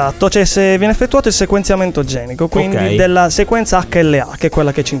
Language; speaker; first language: Italian; native; Italian